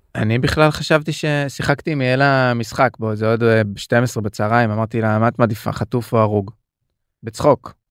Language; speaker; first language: Hebrew; native; Hebrew